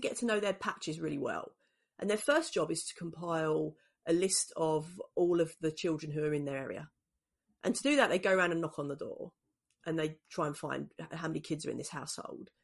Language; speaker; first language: English; native; English